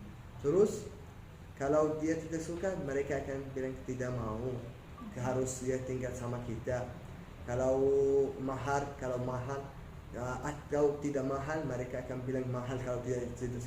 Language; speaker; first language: Indonesian; non-native, learner; Arabic